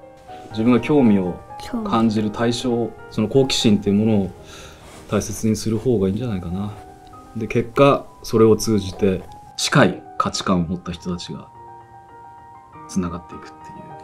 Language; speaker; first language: Japanese; native; Japanese